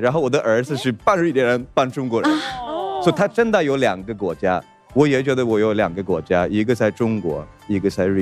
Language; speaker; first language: Chinese; non-native, fluent; Swedish